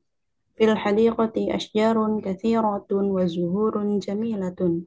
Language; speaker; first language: Arabic; non-native, learner; Indonesian